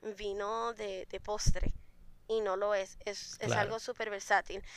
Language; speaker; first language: Spanish; native; Spanish